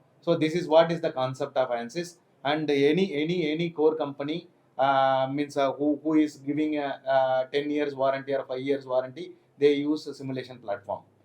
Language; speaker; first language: English; non-native, local second language; Tamil